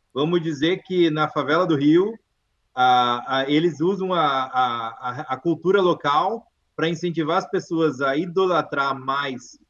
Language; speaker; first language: Portuguese; native; Portuguese